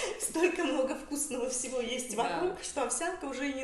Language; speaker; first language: Russian; native; Russian